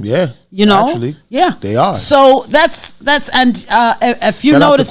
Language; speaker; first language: English; native; English